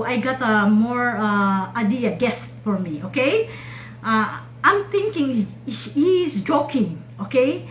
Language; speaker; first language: English; non-native, local second language; Filipino